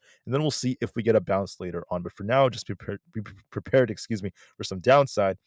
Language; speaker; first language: English; native; English